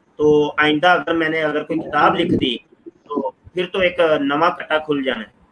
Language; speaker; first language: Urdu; non-native, local second language; Punjabi